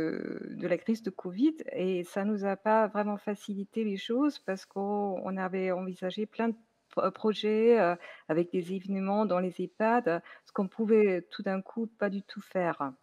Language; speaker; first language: French; non-native, fluent; German